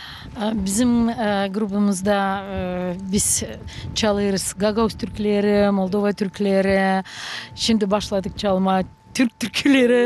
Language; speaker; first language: Turkish; non-native, learner; Gagauz